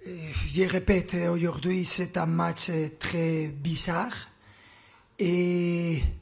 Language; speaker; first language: French; non-native, fluent; Spanish